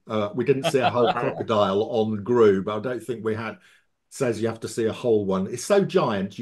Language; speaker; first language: English; native; English